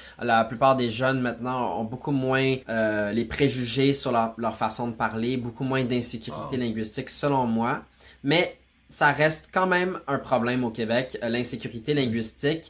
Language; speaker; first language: French; native; French